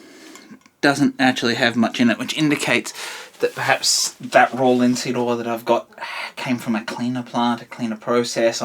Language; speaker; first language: English; native; English